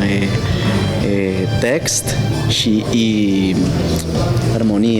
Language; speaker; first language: Ukrainian; non-native, learner; Spanish